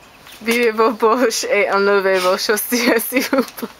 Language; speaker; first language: French; non-native, learner; English